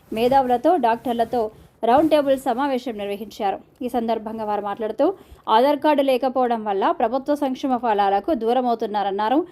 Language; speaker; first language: Telugu; native; Telugu